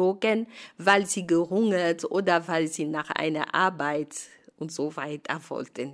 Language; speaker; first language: German; non-native, fluent; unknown